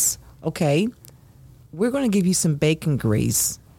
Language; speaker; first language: English; native; English